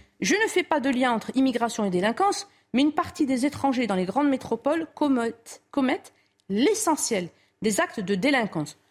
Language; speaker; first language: French; non-native, local second language; Arabic